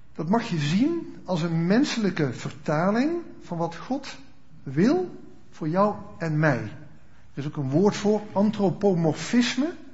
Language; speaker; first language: Dutch; native; Dutch